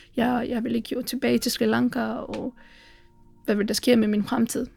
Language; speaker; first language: Danish; non-native, fluent; Tamil